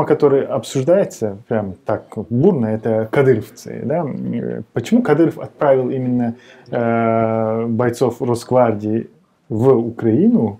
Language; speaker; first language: Russian; non-native, fluent; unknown